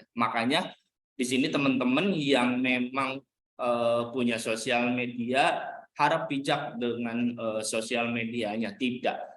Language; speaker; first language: Indonesian; native; Indonesian